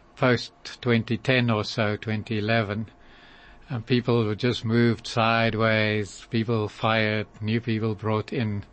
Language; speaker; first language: English; native; English